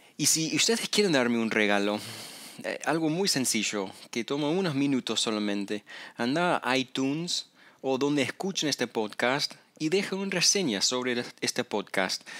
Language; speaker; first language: Spanish; non-native, fluent; English